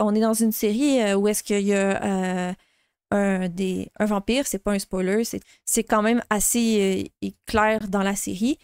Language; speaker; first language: French; native; French